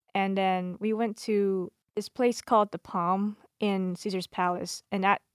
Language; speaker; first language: English; native; English